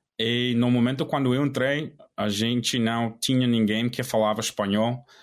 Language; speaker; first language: Portuguese; non-native, fluent; English